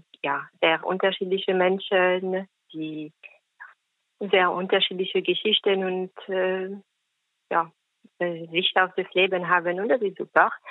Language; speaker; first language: German; non-native, fluent; French